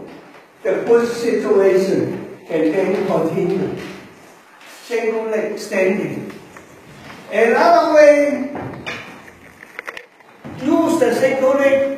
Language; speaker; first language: English; non-native, learner; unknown